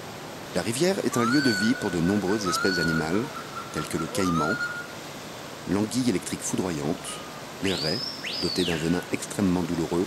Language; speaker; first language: French; native; French